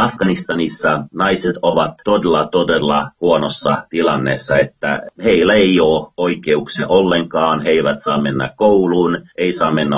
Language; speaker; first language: Finnish; non-native, fluent; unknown